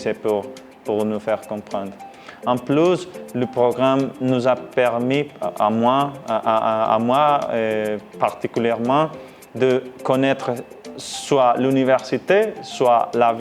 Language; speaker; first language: French; non-native, fluent; Spanish